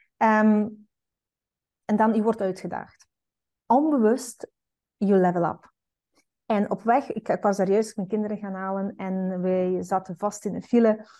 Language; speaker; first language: Dutch; non-native, fluent; Russian